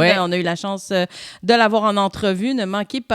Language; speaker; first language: French; native; French